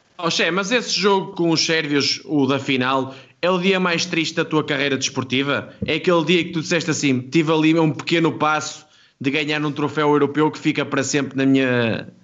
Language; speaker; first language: Portuguese; native; Portuguese